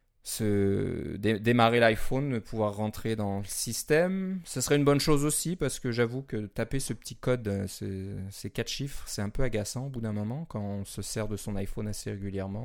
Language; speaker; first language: French; native; French